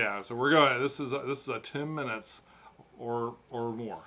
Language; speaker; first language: English; native; English